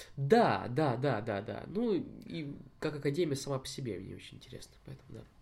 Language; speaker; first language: Russian; native; Russian